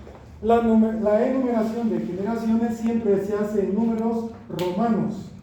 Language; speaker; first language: Spanish; native; Spanish